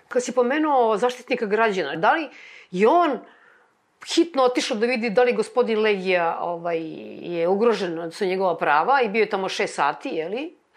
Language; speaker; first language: Serbian; native; Serbian